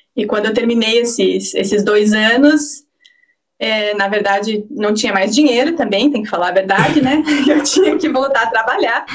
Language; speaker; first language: Portuguese; native; Portuguese